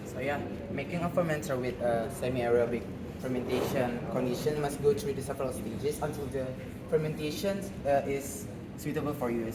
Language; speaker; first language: English; non-native, learner; Indonesian